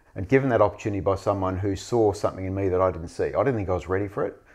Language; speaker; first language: English; native; English